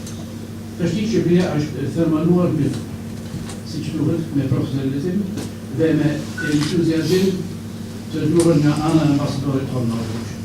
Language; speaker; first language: Albanian; non-native, fluent; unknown